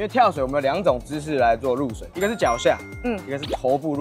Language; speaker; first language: Chinese; native; Chinese